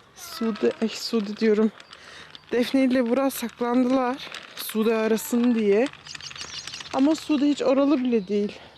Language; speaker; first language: Turkish; early bilingual, heritage; Turkish